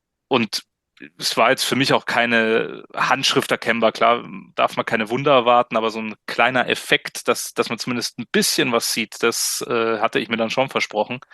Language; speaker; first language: German; native; German